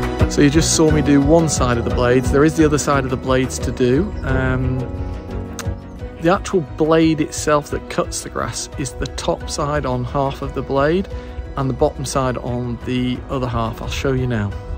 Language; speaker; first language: English; native; English